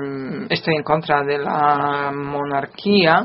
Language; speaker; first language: Spanish; non-native, fluent; Polish